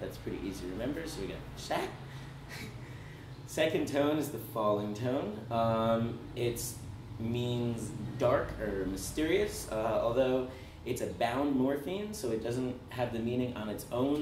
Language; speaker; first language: English; native; English